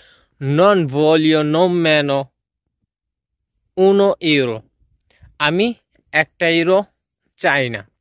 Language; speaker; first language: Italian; non-native, fluent; Bangla